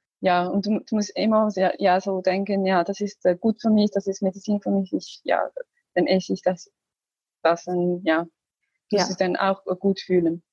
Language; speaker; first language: German; non-native, learner; Arabic